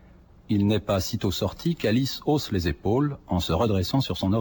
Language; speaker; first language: French; native; French